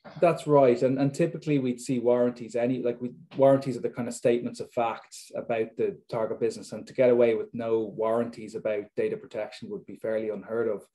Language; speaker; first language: English; native; English